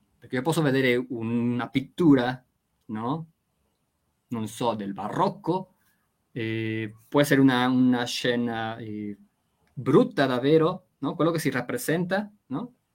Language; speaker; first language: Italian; non-native, fluent; Spanish